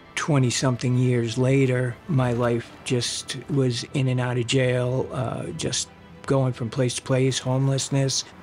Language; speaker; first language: English; native; English